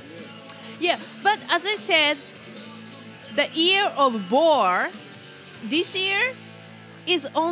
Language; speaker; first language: English; non-native, fluent; Japanese